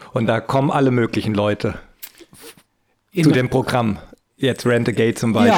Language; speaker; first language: German; native; German